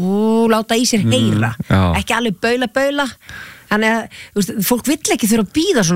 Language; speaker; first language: Icelandic; native; Icelandic